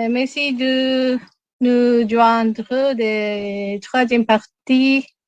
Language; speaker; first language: French; non-native, learner; Japanese